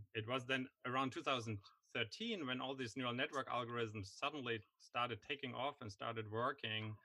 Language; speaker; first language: English; non-native, fluent; German